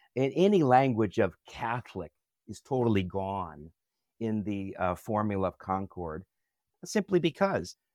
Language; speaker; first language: English; native; English